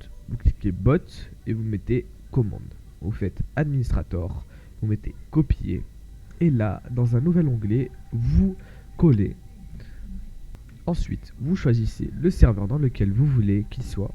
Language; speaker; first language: French; native; French